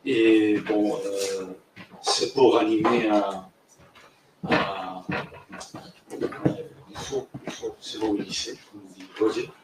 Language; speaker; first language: French; non-native, fluent; Spanish